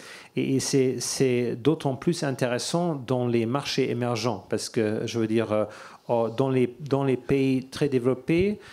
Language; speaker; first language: French; non-native, fluent; German